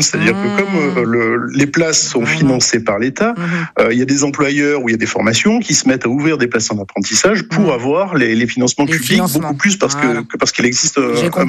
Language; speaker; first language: French; native; French